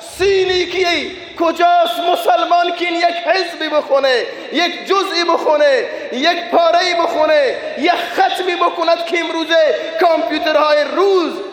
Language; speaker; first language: Persian; non-native, local second language; Baluchi